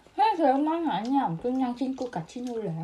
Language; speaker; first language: Korean; non-native, learner; Vietnamese